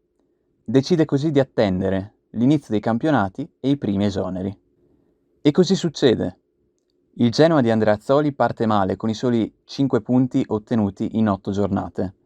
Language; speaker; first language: Italian; native; Italian